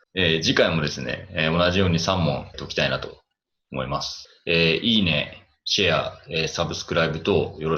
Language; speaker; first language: Japanese; native; Japanese